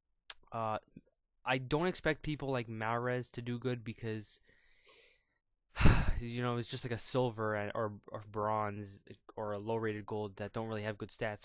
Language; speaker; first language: English; native; English